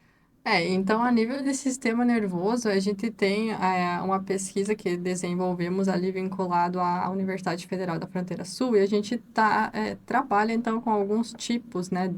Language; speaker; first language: Portuguese; native; Portuguese